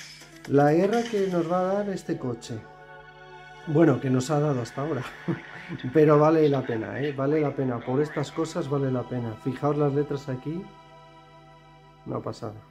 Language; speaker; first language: Spanish; native; Spanish